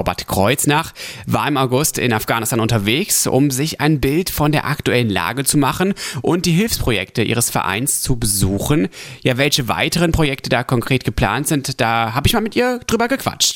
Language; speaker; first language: German; native; German